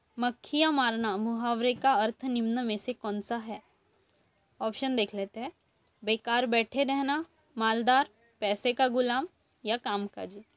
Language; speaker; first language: Hindi; native; Hindi